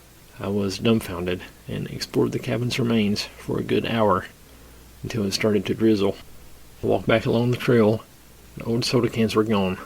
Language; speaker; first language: English; native; English